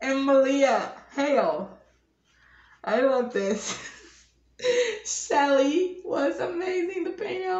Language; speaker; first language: English; non-native, learner; Portuguese